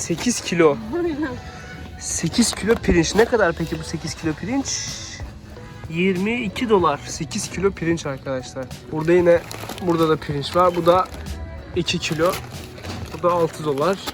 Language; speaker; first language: Turkish; native; Turkish